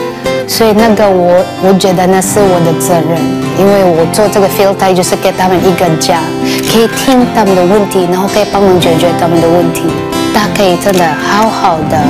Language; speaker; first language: Chinese; non-native, fluent; Cebuano